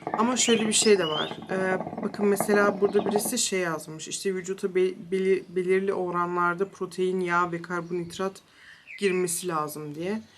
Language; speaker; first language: Turkish; early bilingual, heritage; Turkish